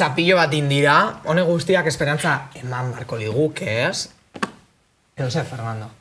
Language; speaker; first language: Basque; native; Basque